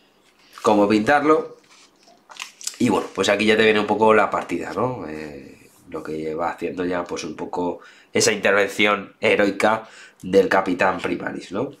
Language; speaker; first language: Spanish; native; Spanish